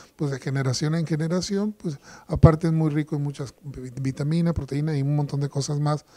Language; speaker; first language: Spanish; native; Spanish